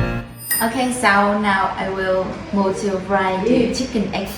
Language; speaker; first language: English; non-native, fluent; Vietnamese